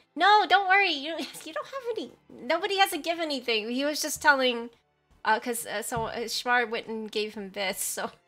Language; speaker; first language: English; native; English